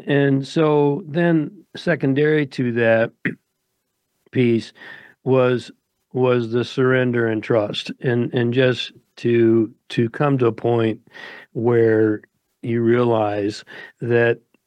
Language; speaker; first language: English; native; English